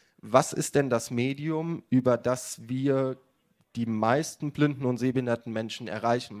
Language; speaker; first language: German; native; German